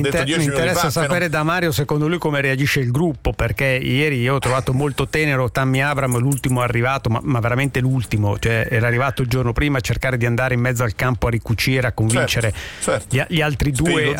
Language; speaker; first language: Italian; native; Italian